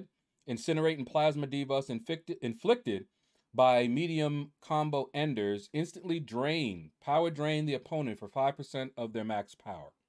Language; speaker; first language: English; native; English